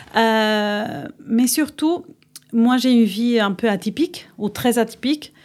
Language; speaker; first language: French; non-native, fluent; Spanish